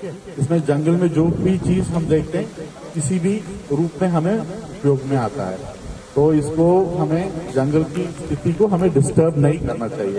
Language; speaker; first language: Hindi; native; Hindi